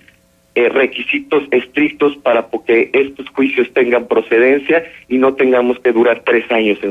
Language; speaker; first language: Spanish; native; Spanish